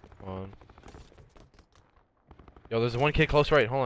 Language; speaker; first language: English; native; English